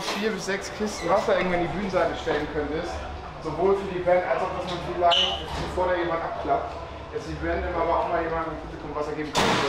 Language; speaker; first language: German; native; German